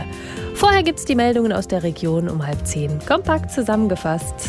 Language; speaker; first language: German; native; German